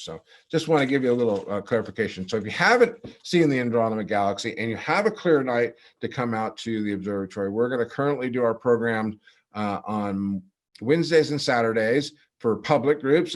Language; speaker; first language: English; native; English